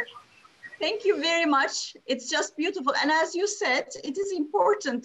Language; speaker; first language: English; non-native, fluent; Turkish